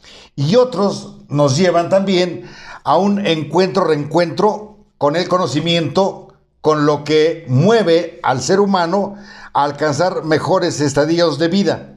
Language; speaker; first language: Spanish; native; Spanish